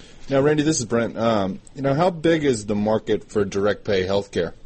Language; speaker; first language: English; native; English